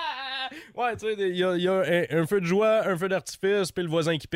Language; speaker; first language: French; native; French